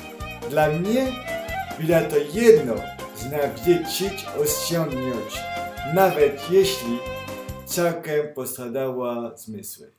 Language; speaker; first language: Polish; non-native, learner; French